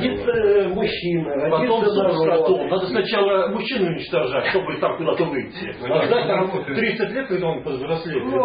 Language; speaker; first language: Russian; native; Russian